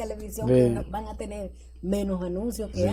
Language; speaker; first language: Spanish; native; Spanish